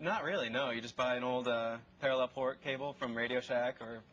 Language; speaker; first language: English; native; English